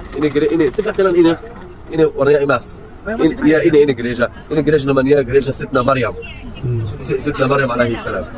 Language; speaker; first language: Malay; non-native, learner; Arabic